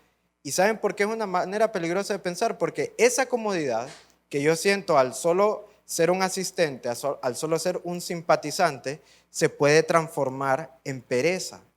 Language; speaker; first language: Spanish; native; Spanish